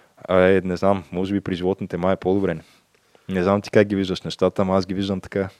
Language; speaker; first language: Bulgarian; native; Bulgarian